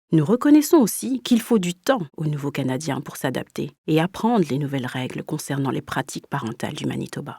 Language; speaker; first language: French; native; French